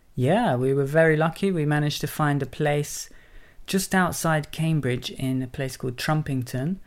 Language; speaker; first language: English; native; English